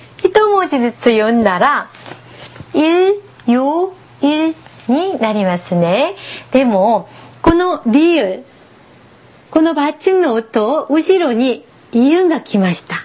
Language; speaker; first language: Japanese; non-native, fluent; Korean